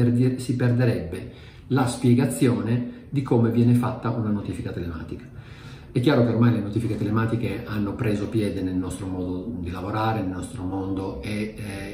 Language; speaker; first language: Italian; native; Italian